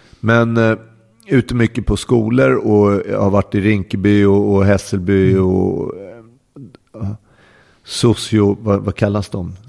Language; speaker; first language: Swedish; native; Swedish